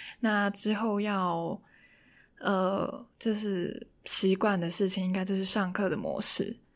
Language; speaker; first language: Chinese; non-native, local second language; Cantonese